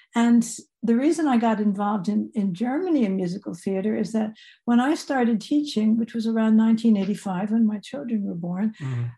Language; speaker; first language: English; native; English